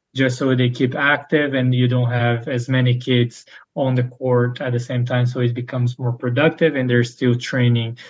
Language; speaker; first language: English; non-native, fluent; Portuguese